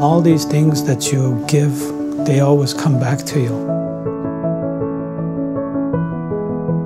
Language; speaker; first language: English; non-native, local second language; Cree